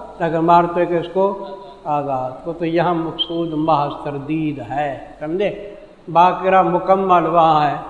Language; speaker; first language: Urdu; non-native, local second language; Saraiki